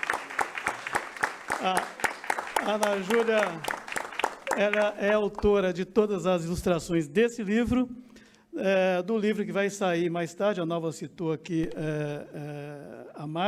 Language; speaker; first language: Portuguese; native; Portuguese